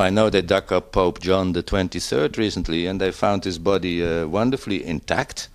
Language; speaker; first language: English; non-native, fluent; Dutch